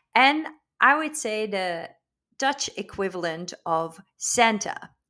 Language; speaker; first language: English; non-native, fluent; Dutch